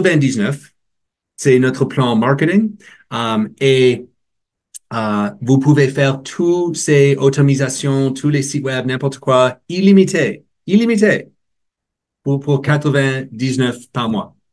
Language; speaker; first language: French; non-native, learner; English